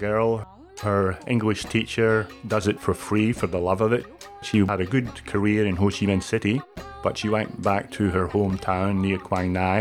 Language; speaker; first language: English; native; English